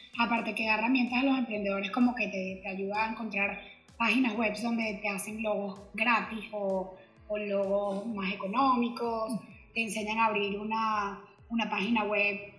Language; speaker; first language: Spanish; native; Spanish